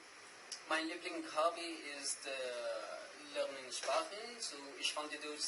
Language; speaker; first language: German; non-native, learner; Arabic